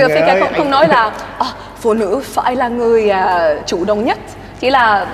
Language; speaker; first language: Vietnamese; early bilingual, heritage; Swedish